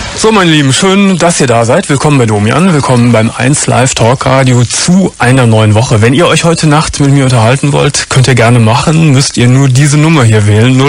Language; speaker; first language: German; native; German